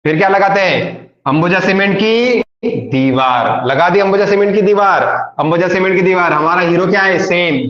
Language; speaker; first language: Hindi; non-native, local second language; Marathi